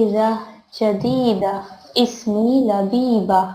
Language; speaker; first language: Arabic; non-native, learner; Bangla